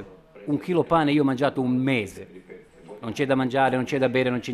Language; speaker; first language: Italian; non-native, learner; Bosnian